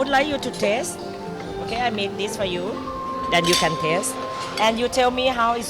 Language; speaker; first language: English; non-native, learner; Thai